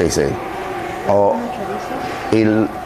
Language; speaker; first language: Spanish; non-native, learner; English